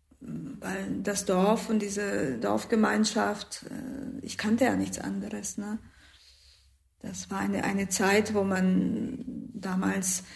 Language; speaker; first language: German; early bilingual, other home language; Croatian